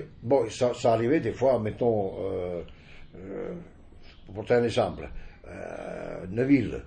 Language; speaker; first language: French; non-native, fluent; Italian